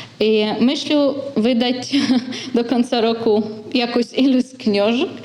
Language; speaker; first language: Polish; non-native, learner; Ukrainian